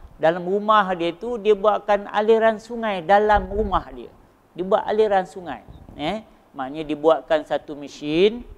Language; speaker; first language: Malay; native; Malay